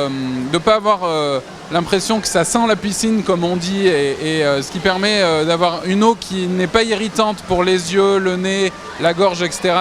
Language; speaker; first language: French; native; French